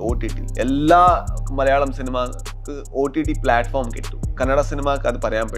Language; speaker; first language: Malayalam; non-native, learner; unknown